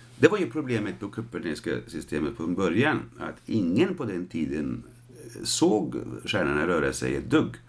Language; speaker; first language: Swedish; non-native, fluent; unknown